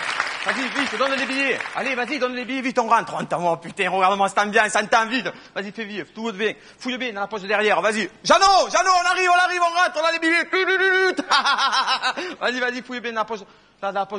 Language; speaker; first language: French; native; French